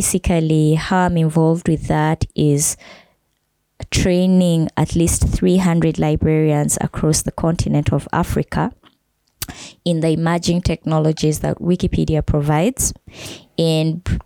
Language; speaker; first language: English; non-native, local second language; Ganda